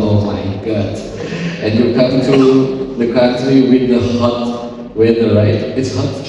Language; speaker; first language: English; non-native, fluent; Indonesian